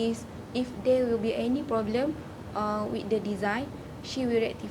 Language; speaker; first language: English; non-native, learner; Malay